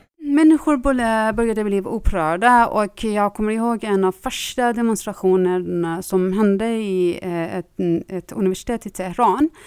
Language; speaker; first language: Swedish; non-native, fluent; Persian